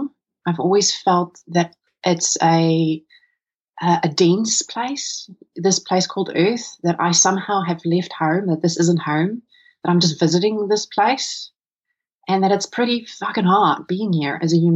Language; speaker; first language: English; non-native, local second language; Afrikaans